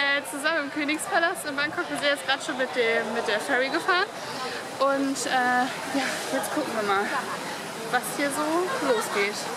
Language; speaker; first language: German; native; German